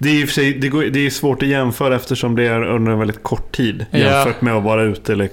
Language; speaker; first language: Swedish; native; Swedish